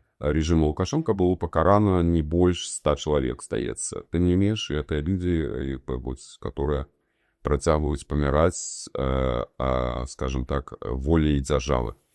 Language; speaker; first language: Belarusian; non-native, local second language; Russian